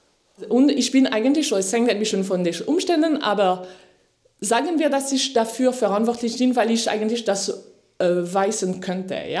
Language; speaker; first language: German; non-native, fluent; French